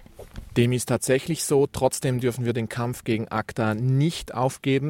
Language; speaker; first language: German; native; German